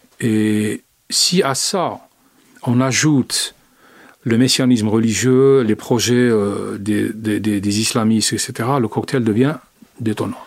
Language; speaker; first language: French; non-native, local second language; Arabic